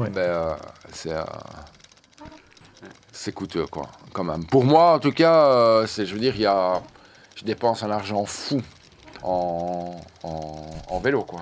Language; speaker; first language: French; native; French